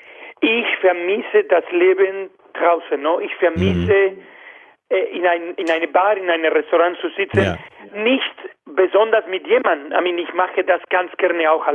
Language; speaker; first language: German; non-native, learner; Spanish